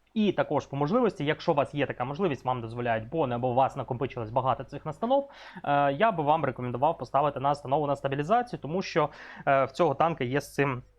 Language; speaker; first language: Ukrainian; non-native, local second language; Russian